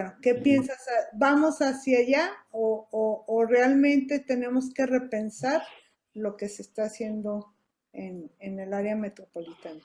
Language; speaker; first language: Spanish; native; Spanish